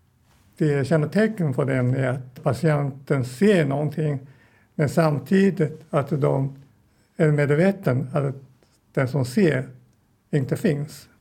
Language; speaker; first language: Swedish; non-native, fluent; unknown